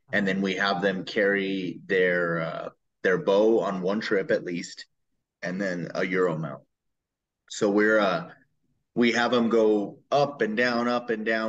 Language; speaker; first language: English; native; English